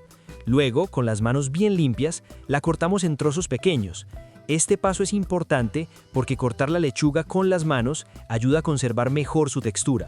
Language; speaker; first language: Spanish; native; Spanish